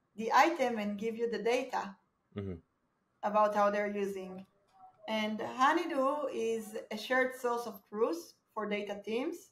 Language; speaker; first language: English; non-native, fluent; Hebrew